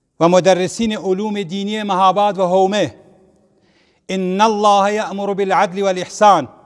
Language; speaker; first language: Persian; non-native, local second language; Central Kurdish